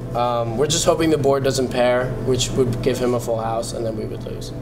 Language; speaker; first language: English; native; English